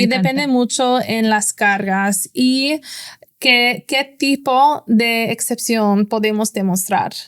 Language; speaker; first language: Spanish; non-native, fluent; English